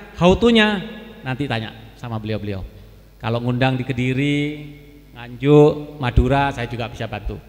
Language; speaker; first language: Indonesian; native; Indonesian